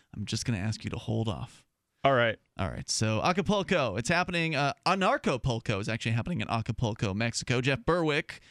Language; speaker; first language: English; native; English